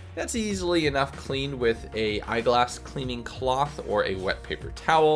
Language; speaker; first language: English; native; English